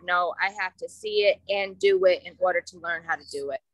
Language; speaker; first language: English; native; English